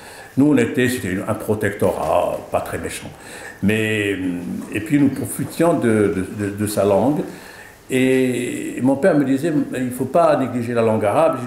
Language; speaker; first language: French; non-native, local second language; Arabic